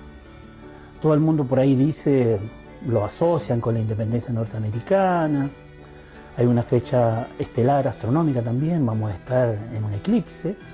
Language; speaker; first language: Spanish; native; Spanish